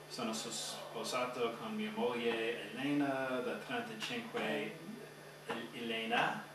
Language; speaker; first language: Italian; non-native, learner; English